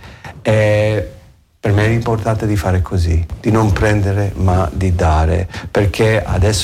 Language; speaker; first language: Italian; non-native, learner; English